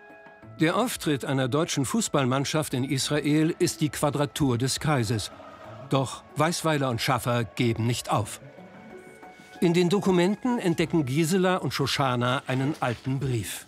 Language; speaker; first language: German; native; German